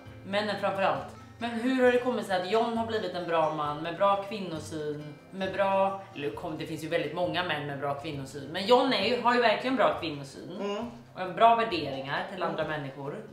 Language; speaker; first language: Swedish; native; Swedish